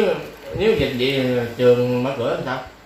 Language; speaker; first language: Vietnamese; native; Vietnamese